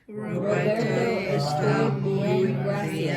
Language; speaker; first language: Spanish; non-native, learner; English